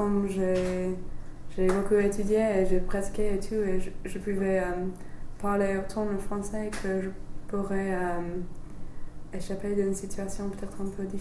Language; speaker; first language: French; non-native, fluent; English